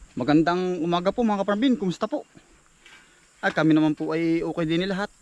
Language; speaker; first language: Filipino; native; Filipino